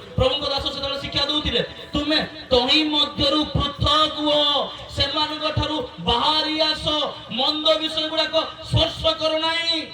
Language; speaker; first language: Odia; non-native, local second language; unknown